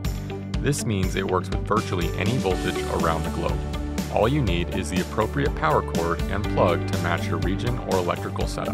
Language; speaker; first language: English; native; English